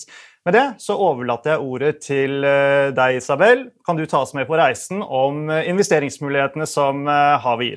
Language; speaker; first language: Norwegian; native; Norwegian